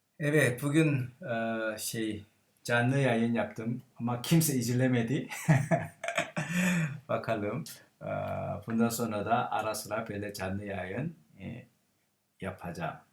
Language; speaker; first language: Turkish; non-native, learner; Korean